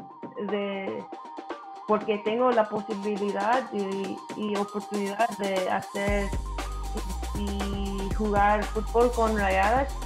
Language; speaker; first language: Spanish; early bilingual, heritage; English